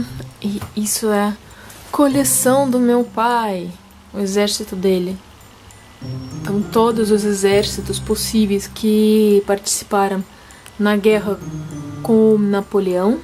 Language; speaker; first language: Portuguese; non-native, fluent; Russian